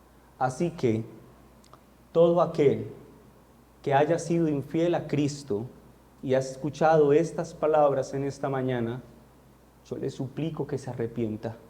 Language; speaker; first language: Spanish; native; Spanish